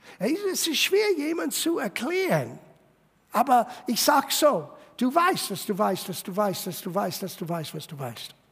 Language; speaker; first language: German; non-native, fluent; English